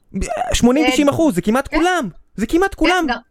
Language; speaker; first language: Hebrew; native; Hebrew